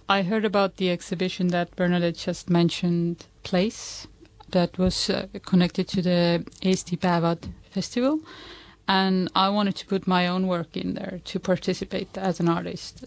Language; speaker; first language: English; non-native, fluent; Estonian